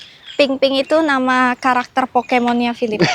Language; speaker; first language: Indonesian; native; Indonesian